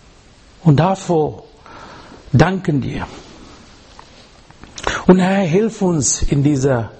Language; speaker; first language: German; non-native, learner; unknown